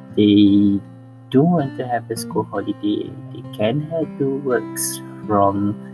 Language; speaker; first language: English; non-native, local second language; Malay